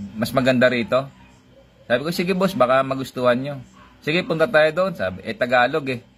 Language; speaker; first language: Filipino; non-native, local second language; Hiligaynon